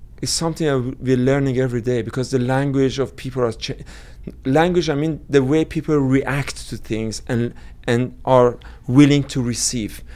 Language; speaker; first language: English; non-native, fluent; Persian